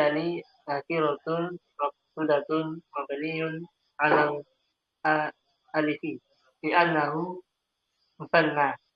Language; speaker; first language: Arabic; non-native, learner; Indonesian